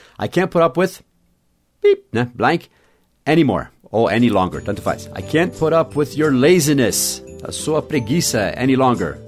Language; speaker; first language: English; native; English